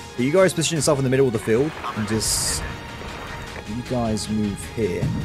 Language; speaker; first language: English; native; English